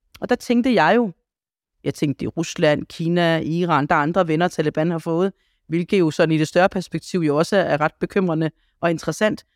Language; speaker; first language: Danish; early bilingual, other home language; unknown